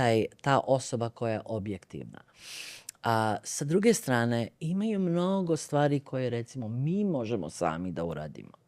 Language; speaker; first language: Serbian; early bilingual, other home language; Bosnian